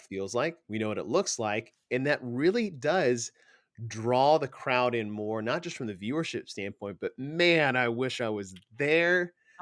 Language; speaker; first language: English; native; English